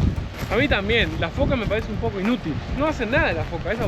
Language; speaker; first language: Spanish; native; Spanish